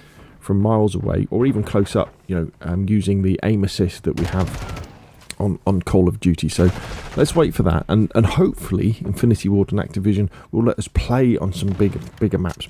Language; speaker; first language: English; native; English